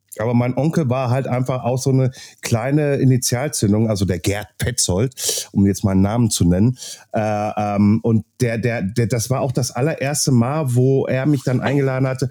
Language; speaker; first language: German; native; German